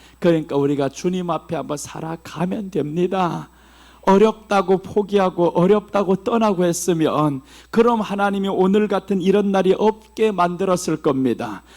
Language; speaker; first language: Korean; early bilingual, heritage; Korean